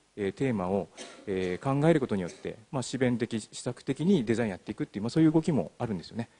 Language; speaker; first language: Japanese; native; Japanese